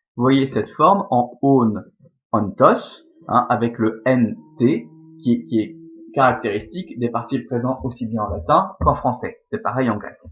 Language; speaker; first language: French; native; French